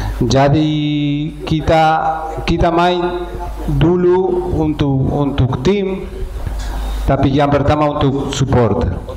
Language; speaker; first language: Indonesian; non-native, fluent; Spanish